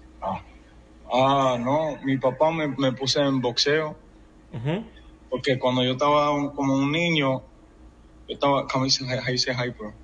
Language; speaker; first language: Spanish; early bilingual, heritage; English